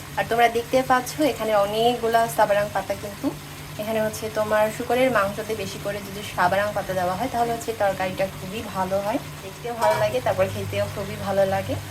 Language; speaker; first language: Bangla; native; Bangla